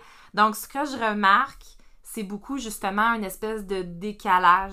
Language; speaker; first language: French; native; French